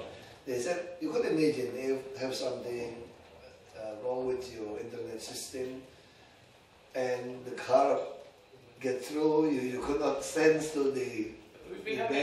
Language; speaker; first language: English; non-native, learner; Indonesian